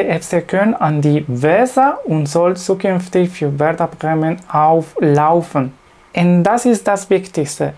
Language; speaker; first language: German; non-native, learner; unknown